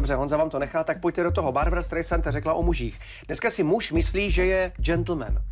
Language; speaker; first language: Czech; native; Czech